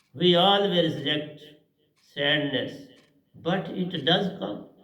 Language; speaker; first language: English; non-native, local second language; Hindi